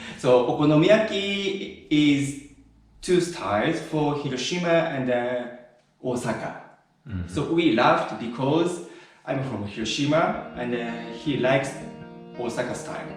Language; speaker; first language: English; non-native, learner; Japanese